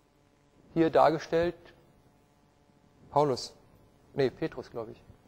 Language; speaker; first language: German; native; German